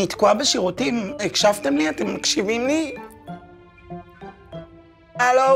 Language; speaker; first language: Hebrew; native; Hebrew